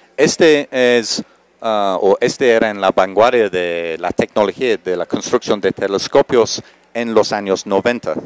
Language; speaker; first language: Spanish; non-native, fluent; English